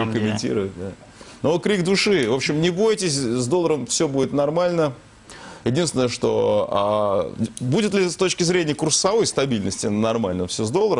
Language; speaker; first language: Russian; native; Russian